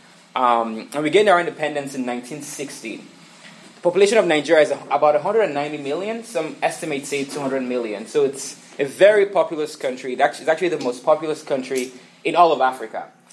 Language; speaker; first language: English; non-native, local second language; Igbo